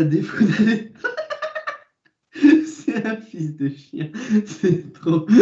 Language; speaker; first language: French; native; French